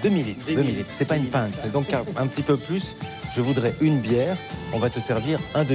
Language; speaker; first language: French; native; French